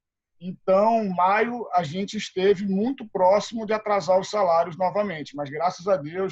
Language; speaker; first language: Portuguese; native; Portuguese